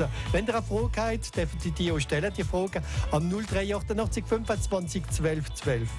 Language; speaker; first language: German; native; German